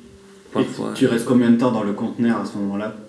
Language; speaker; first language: French; native; French